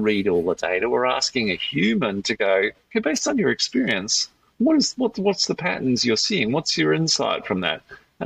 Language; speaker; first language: English; native; English